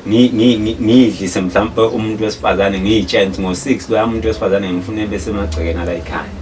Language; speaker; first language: Zulu; native; Zulu